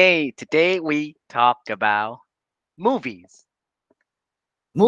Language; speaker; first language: English; non-native, learner; Vietnamese